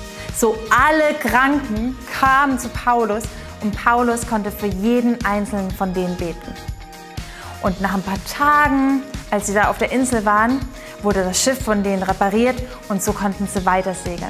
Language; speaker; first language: German; native; German